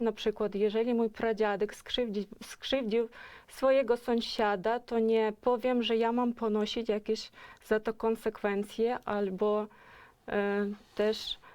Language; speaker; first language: Polish; non-native, fluent; Ukrainian